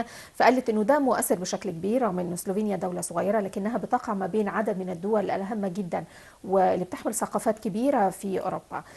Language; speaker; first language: Arabic; native; Arabic